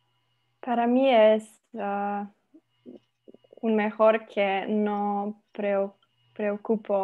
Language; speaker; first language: Spanish; non-native, learner; Slovenian